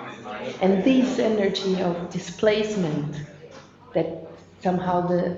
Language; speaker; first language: English; non-native, fluent; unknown